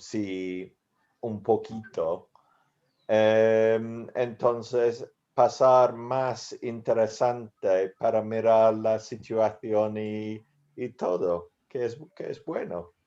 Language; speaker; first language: Spanish; non-native, learner; English